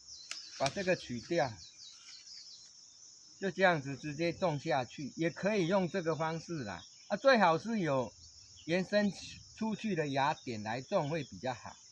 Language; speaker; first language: Chinese; non-native, local second language; Min Nan Chinese